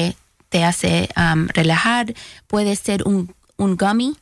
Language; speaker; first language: Spanish; early bilingual, heritage; Spanish